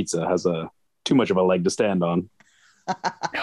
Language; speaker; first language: English; native; English